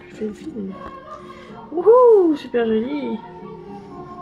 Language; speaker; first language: French; native; French